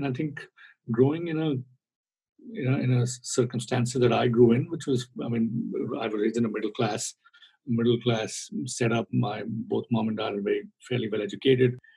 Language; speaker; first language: English; non-native, local second language; Hindi